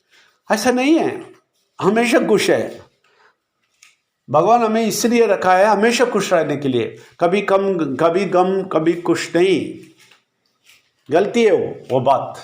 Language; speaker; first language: Hindi; non-native, local second language; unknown